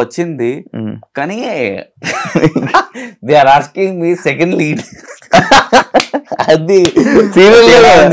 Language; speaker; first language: Telugu; non-native, learner; Hindi